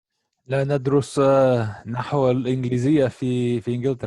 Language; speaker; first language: Arabic; non-native, learner; English